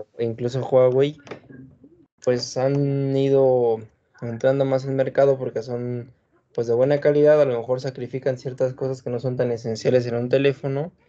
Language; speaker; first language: Spanish; native; Spanish